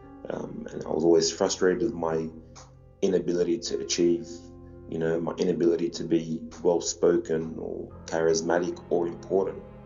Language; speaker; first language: English; early bilingual, other home language; Arabic